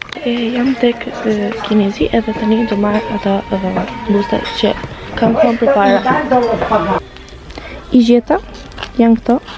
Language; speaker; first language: Albanian; early bilingual, heritage; Albanian